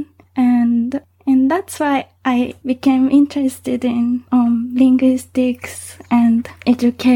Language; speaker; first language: English; non-native, fluent; Japanese